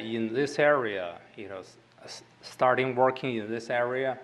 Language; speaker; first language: English; non-native, fluent; Chinese